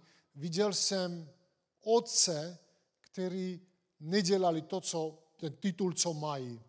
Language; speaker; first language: Czech; non-native, fluent; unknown